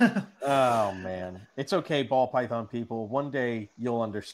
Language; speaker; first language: English; native; English